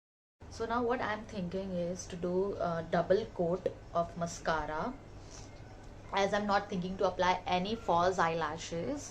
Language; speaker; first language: English; non-native, local second language; Hindi